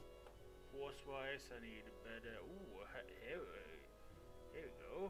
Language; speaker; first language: English; non-native, fluent; Swedish